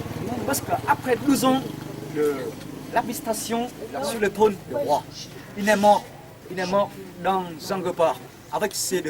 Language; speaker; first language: French; non-native, fluent; Vietnamese